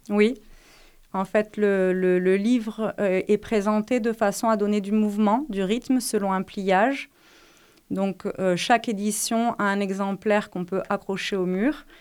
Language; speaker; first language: French; native; French